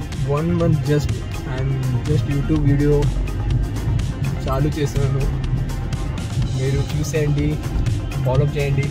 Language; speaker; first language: Telugu; non-native, local second language; Kannada